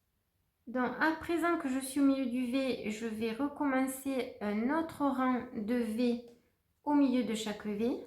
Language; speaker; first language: French; native; French